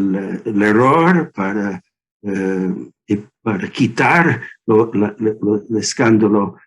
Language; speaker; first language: Spanish; non-native, learner; English